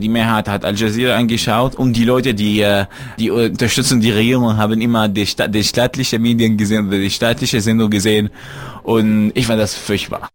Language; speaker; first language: German; non-native, fluent; Arabic